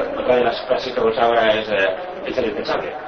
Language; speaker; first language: Spanish; native; Spanish